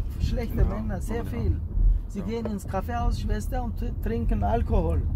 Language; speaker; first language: German; non-native, fluent; Turkish